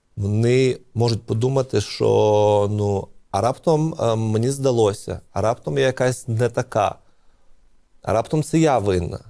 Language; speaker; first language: Ukrainian; non-native, local second language; Russian